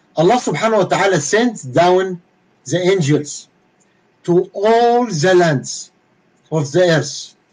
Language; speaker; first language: English; non-native, fluent; Arabic